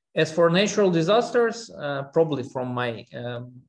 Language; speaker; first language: English; non-native, fluent; Armenian